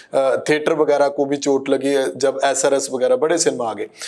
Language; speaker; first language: Hindi; non-native, local second language; Punjabi